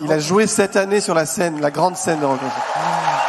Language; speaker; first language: French; native; French